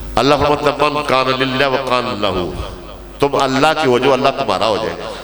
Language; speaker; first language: Urdu; non-native, local second language; Punjabi